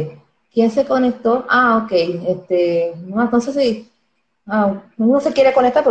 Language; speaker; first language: Spanish; native; Spanish